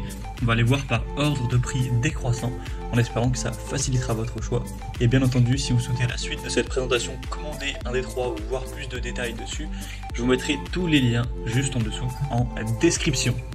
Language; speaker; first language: French; native; French